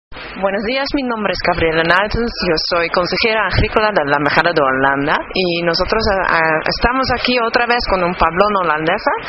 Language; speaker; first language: Spanish; non-native, fluent; Dutch